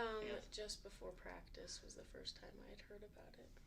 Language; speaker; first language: English; native; English